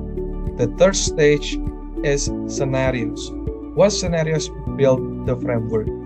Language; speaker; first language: English; non-native, learner; Indonesian